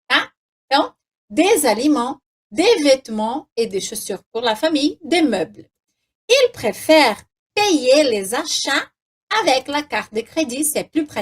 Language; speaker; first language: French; non-native, fluent; Portuguese